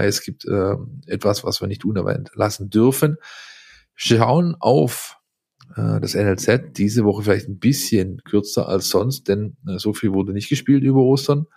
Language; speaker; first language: German; native; German